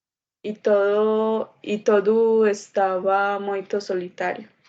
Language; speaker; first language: Portuguese; non-native, learner; Spanish